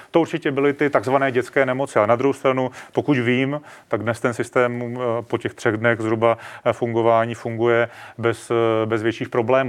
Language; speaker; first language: Czech; native; Czech